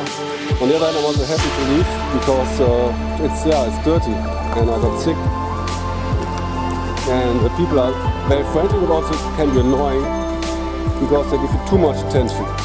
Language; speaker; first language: English; non-native, fluent; German